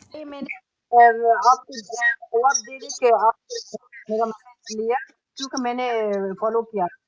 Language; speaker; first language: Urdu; non-native, learner; Persian